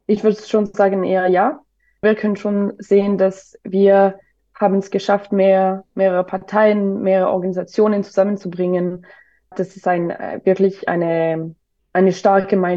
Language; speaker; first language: German; non-native, local second language; French